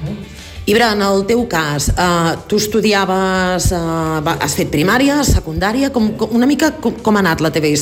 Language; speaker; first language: Catalan; native; Catalan